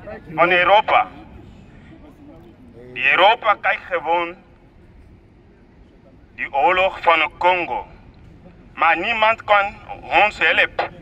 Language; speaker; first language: Dutch; non-native, learner; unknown